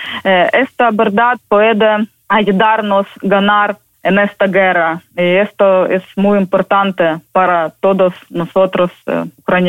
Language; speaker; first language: Spanish; non-native, learner; Ukrainian